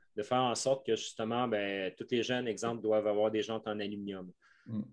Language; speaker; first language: French; native; French